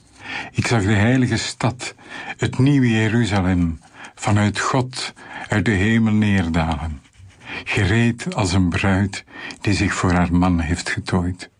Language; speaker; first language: Dutch; native; Dutch